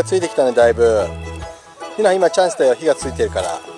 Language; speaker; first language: Japanese; native; Japanese